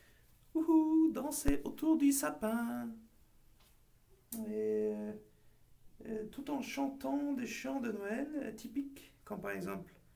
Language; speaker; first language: French; non-native, fluent; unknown